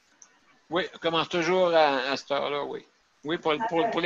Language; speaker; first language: French; native; French